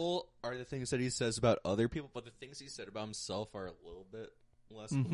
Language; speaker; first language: English; native; English